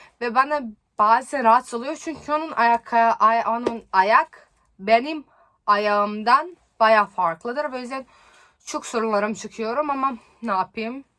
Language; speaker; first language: Turkish; non-native, learner; Serbian